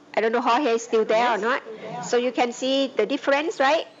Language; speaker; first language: English; non-native, fluent; Thai